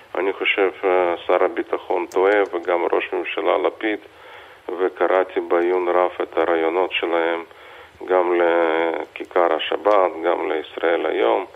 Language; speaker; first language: Hebrew; non-native, fluent; Russian